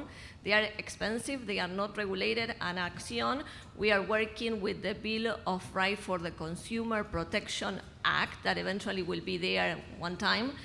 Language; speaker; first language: English; non-native, fluent; Spanish